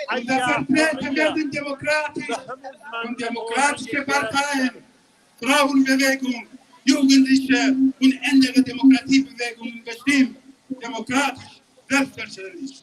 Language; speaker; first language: German; non-native, learner; Central Kurdish